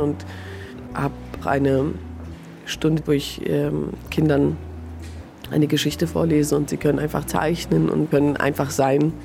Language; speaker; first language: German; early bilingual, other home language; Persian